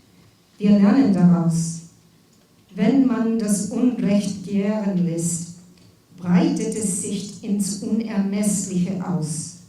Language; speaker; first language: German; non-native, fluent; English